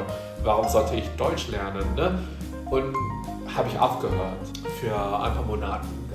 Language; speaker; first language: German; non-native, fluent; Indonesian